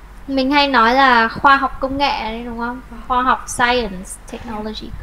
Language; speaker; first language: Vietnamese; native; Vietnamese